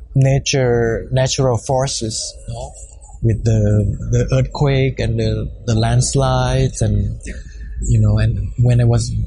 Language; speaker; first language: English; non-native, fluent; Thai